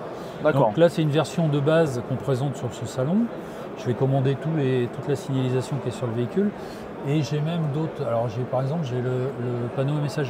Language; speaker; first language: French; native; French